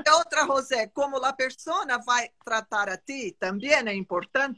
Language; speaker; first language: Spanish; non-native, fluent; Portuguese